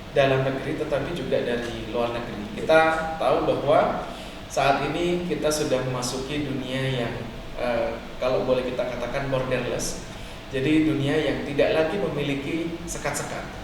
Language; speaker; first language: Indonesian; native; Indonesian